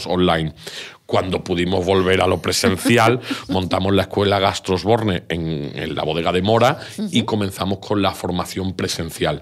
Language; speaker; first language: Spanish; native; Spanish